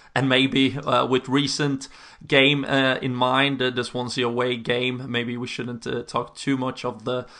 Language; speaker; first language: English; non-native, fluent; Swedish